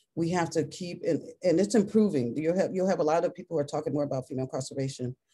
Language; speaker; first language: English; native; English